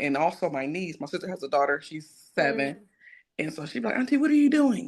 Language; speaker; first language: English; native; English